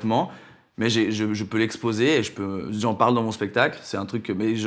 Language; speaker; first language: French; native; French